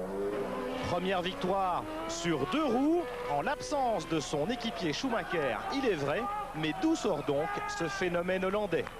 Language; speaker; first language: French; native; French